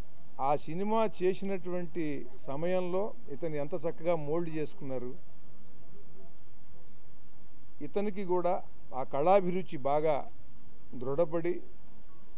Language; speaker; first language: Telugu; native; Telugu